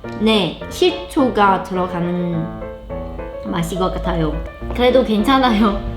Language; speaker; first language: Korean; non-native, learner; Chinese